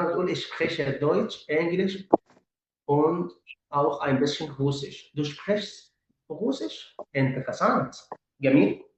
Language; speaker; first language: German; non-native, fluent; Arabic